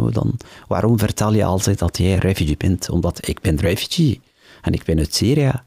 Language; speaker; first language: Dutch; non-native, learner; Arabic